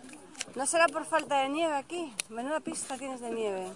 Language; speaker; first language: Spanish; native; Spanish